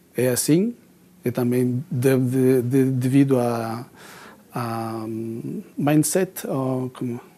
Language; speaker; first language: Portuguese; early bilingual, heritage; Portuguese